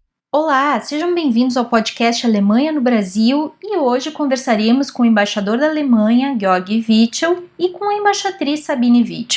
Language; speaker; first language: Portuguese; native; Portuguese